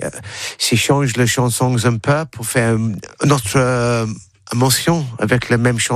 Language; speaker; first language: French; non-native, learner; English